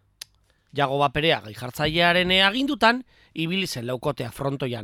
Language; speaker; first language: Basque; native; Basque